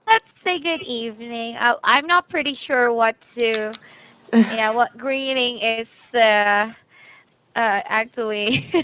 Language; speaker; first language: English; non-native, fluent; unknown